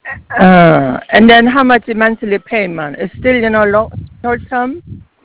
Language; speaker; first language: English; non-native, learner; Korean